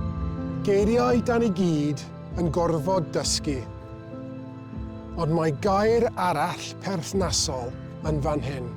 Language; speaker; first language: Welsh; non-native, local second language; English